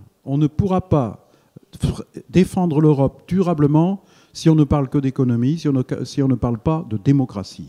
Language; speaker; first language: French; native; French